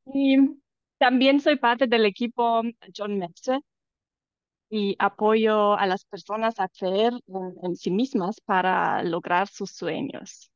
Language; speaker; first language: Spanish; non-native, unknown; Romanian